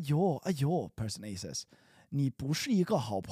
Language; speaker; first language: Chinese; non-native, learner; English